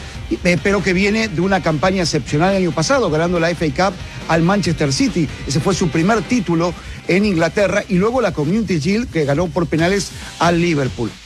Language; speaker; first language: Spanish; native; Spanish